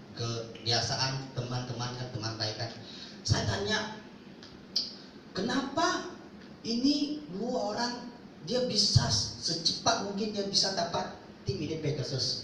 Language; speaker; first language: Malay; non-native, local second language; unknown